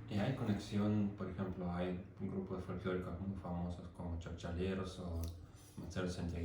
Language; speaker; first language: Spanish; non-native, fluent; Russian